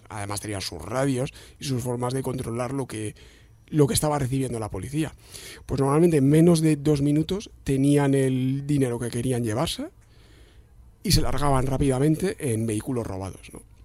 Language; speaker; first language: Spanish; native; Spanish